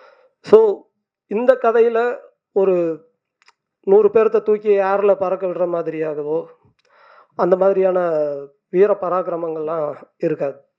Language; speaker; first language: Tamil; native; Tamil